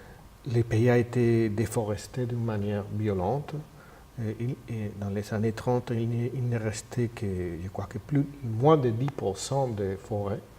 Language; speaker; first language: French; non-native, fluent; Spanish